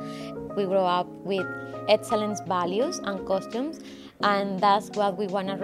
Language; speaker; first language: English; non-native, learner; Spanish